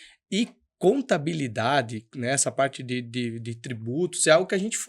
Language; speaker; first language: Portuguese; native; Portuguese